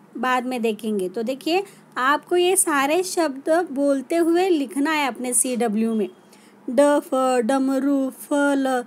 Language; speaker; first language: Hindi; non-native, local second language; Marathi